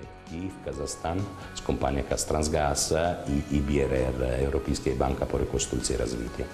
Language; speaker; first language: Russian; non-native, learner; Italian